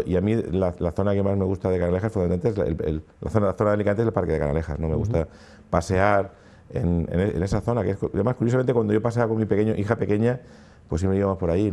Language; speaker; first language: Spanish; native; Spanish